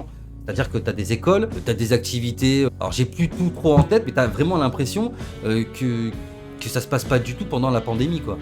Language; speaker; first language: French; native; French